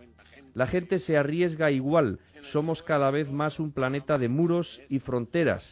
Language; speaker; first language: Spanish; native; Spanish